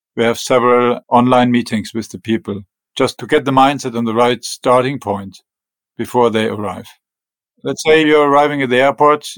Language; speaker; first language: English; non-native, fluent; German